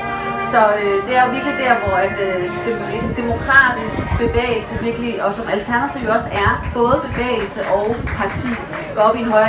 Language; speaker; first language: Danish; native; Danish